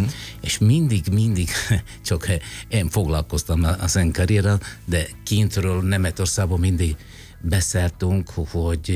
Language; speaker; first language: Hungarian; non-native, fluent; Italian